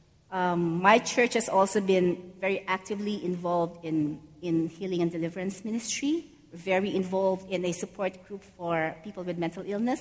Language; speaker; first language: English; non-native, local second language; Filipino